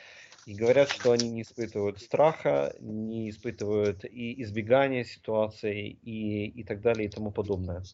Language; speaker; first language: Russian; native; Russian